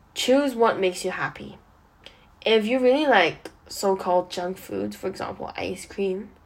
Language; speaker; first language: English; non-native, local second language; Cantonese